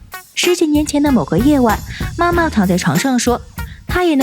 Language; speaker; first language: Chinese; native; Chinese